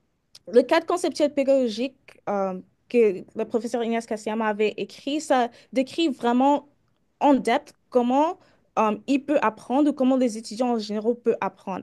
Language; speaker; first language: French; early bilingual, heritage; French